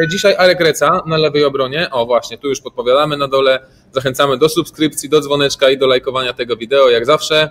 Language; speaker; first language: Polish; native; Polish